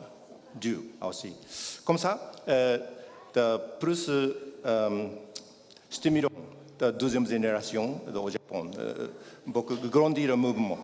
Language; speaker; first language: French; non-native, learner; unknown